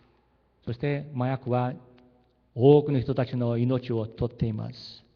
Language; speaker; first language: Japanese; early bilingual, heritage; Japanese